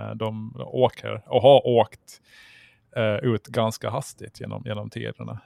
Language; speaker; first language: Swedish; native; Swedish